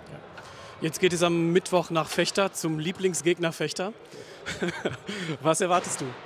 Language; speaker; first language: German; native; German